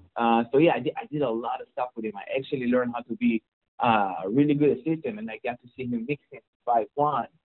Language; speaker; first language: English; non-native, fluent; Hebrew